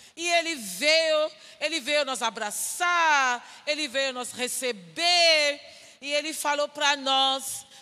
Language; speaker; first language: Portuguese; non-native, fluent; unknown